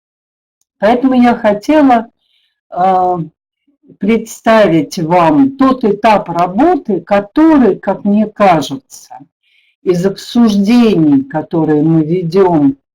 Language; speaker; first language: Russian; native; Russian